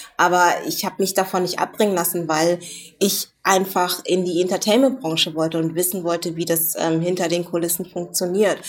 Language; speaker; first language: German; native; German